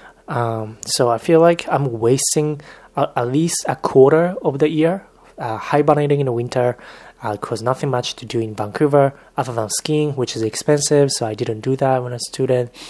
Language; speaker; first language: English; non-native, fluent; Japanese